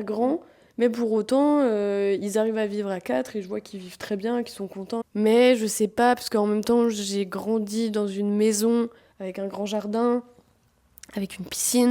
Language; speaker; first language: French; native; French